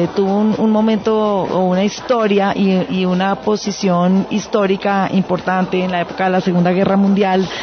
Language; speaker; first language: Spanish; native; Spanish